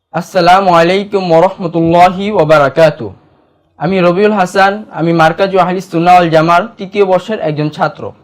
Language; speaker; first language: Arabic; non-native, learner; Bangla